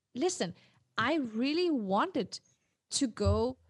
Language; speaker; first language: English; non-native, fluent; Danish